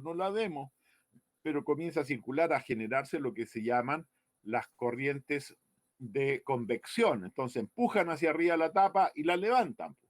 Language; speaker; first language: Spanish; native; Spanish